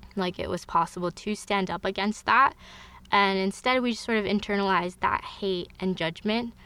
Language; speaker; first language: English; native; English